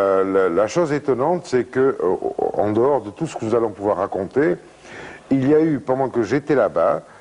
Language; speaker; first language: French; native; French